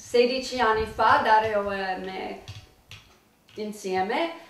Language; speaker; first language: Italian; non-native, learner; English